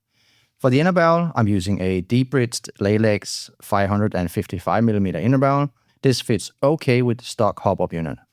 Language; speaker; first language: English; non-native, fluent; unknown